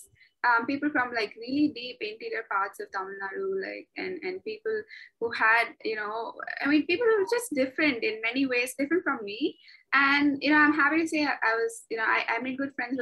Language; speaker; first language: English; non-native, local second language; Tamil